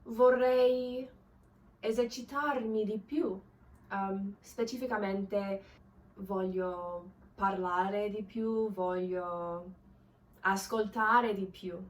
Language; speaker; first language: Italian; non-native, learner; English